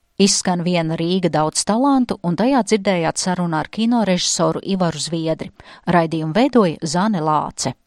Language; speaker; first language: Latvian; native; Latvian